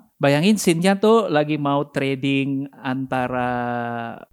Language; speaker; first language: Indonesian; native; Indonesian